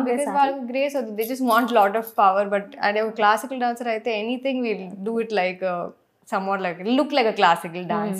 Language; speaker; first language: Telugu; non-native, local second language; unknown